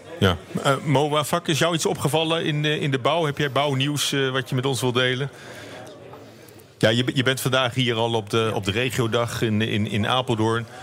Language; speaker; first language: Dutch; native; Dutch